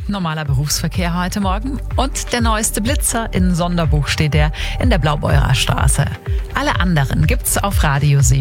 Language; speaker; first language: German; native; German